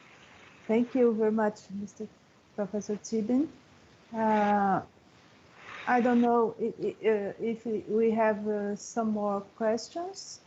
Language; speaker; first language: English; non-native, learner; Portuguese